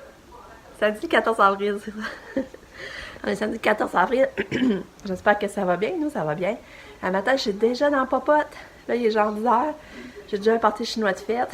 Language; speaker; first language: French; native; French